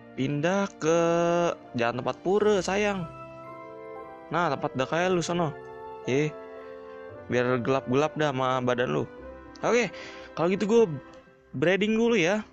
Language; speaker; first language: Indonesian; native; Indonesian